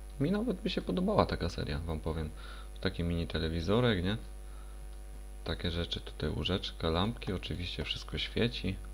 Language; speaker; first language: Polish; native; Polish